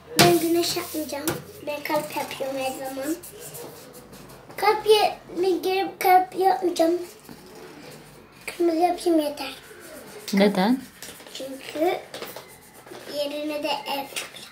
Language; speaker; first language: Turkish; early bilingual, heritage; Turkish